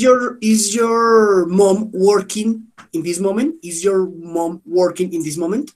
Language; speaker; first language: English; non-native, fluent; Spanish